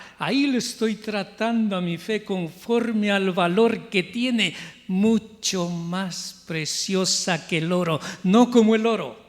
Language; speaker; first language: Spanish; native; Spanish